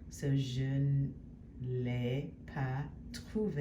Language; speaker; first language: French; non-native, fluent; English